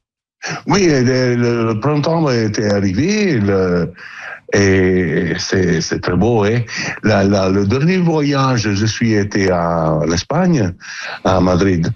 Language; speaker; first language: French; non-native, fluent; Italian